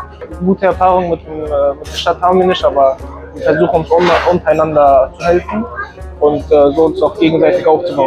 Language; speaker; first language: German; early bilingual, other home language; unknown